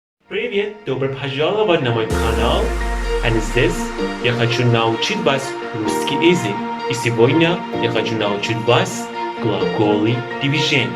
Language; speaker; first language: Russian; non-native, fluent; Persian